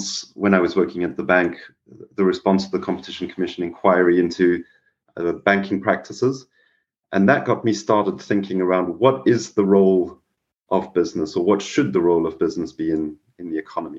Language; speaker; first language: English; native; English